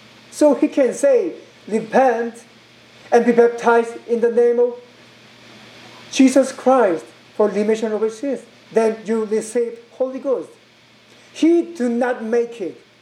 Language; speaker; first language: English; non-native, learner; Korean